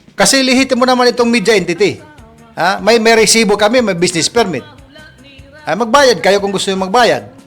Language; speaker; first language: Filipino; non-native, local second language; Waray